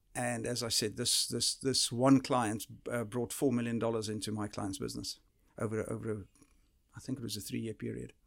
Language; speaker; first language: English; early bilingual, other home language; Dutch